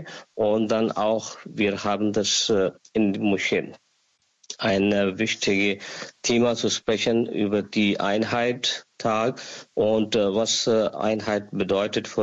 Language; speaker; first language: German; non-native, learner; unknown